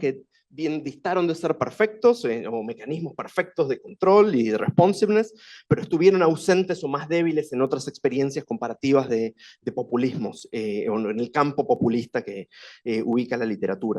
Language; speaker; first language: Spanish; native; Spanish